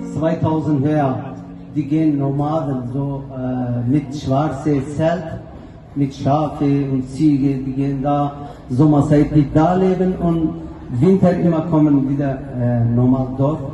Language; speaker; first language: German; non-native, learner; Kurdish